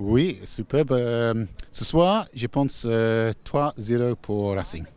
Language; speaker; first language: French; non-native, learner; English